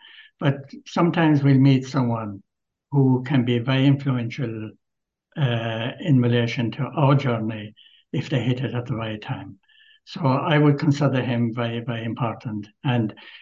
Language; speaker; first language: English; native; English